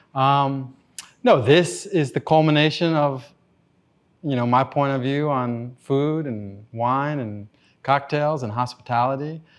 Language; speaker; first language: English; native; English